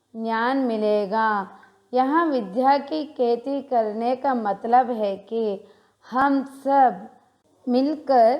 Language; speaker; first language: Hindi; non-native, local second language; Telugu